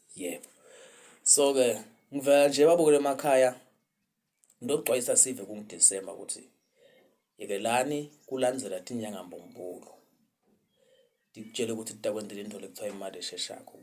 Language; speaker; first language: Zulu; non-native, local second language; Swati